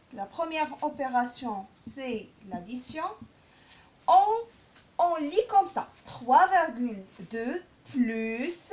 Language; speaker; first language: French; non-native, local second language; Arabic